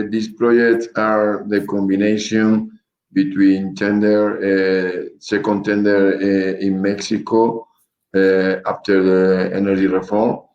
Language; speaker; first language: English; non-native, learner; Spanish